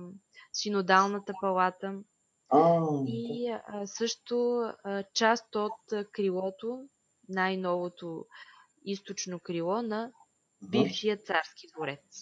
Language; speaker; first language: Bulgarian; native; Bulgarian